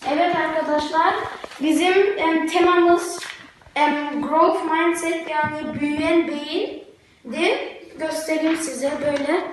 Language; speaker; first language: Turkish; early bilingual, heritage; Turkish